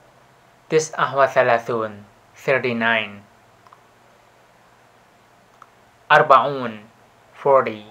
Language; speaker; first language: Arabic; non-native, learner; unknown